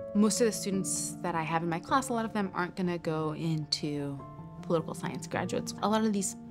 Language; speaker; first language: English; native; English